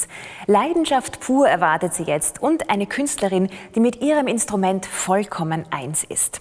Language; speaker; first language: German; native; German